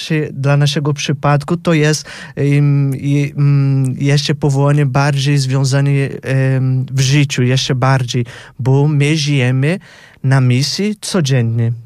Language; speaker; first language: Polish; non-native, fluent; Portuguese